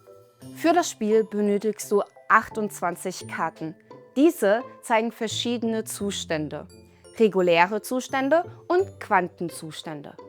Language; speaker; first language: German; native; German